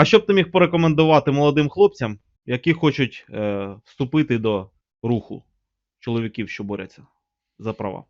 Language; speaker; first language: Ukrainian; native; Ukrainian